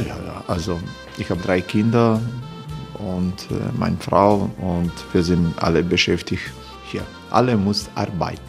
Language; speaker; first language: German; non-native, learner; Croatian